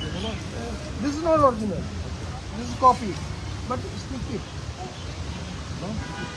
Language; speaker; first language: English; non-native, learner; Malayalam